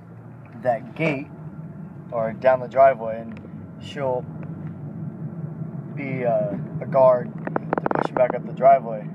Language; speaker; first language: English; native; English